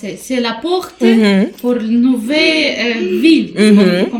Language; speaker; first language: French; non-native, learner; Romanian